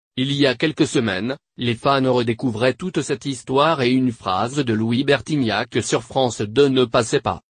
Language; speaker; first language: French; native; French